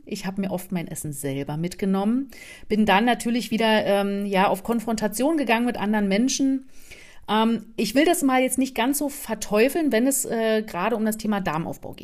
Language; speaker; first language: German; native; German